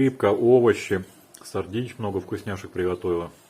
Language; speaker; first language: Russian; native; Russian